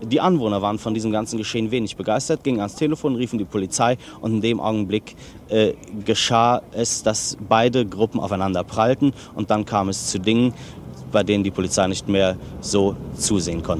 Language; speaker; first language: German; native; German